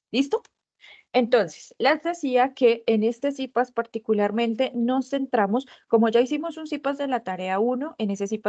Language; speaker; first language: Spanish; native; Spanish